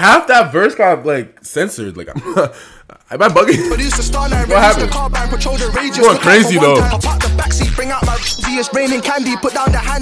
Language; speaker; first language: English; native; English